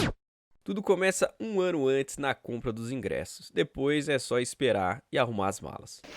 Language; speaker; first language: Portuguese; native; Portuguese